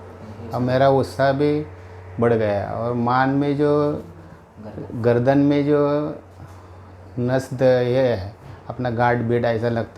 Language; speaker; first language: Hindi; non-native, local second language; Marathi